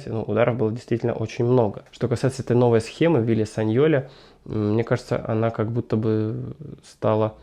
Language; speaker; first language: Russian; native; Russian